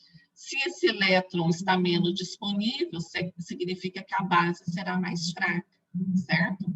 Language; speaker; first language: Portuguese; native; Portuguese